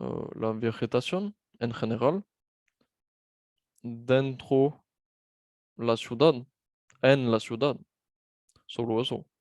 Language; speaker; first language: Spanish; non-native, fluent; French